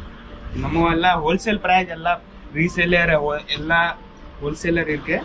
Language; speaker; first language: Tamil; non-native, learner; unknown